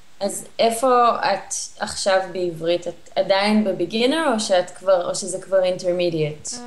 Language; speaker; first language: Hebrew; native; Hebrew